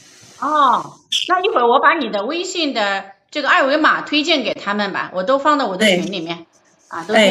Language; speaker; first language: Chinese; native; Chinese